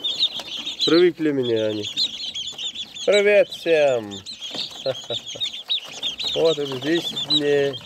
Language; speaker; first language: Russian; non-native, learner; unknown